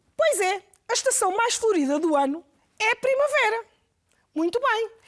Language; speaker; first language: Portuguese; native; Portuguese